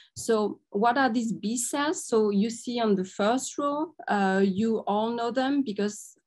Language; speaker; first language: English; non-native, fluent; French